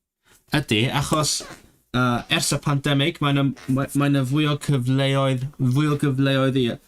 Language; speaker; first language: Welsh; non-native, learner; Cantonese